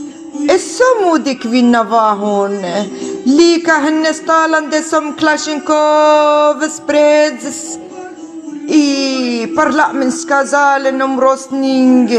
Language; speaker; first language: Swedish; non-native, learner; Kurdish